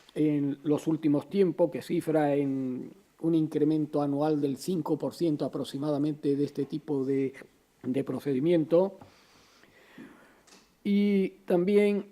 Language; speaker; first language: Spanish; native; Spanish